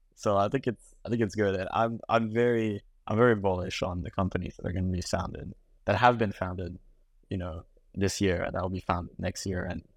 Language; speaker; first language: English; native; English